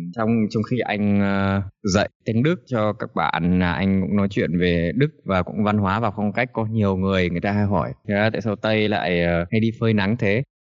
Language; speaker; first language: Vietnamese; early bilingual, heritage; Vietnamese